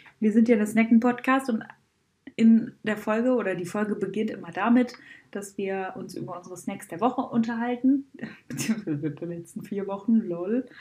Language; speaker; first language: German; native; German